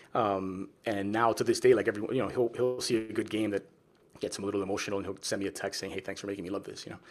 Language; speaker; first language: English; early bilingual, other home language; Spanish